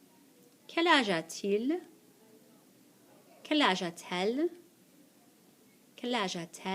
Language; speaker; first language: French; non-native, fluent; English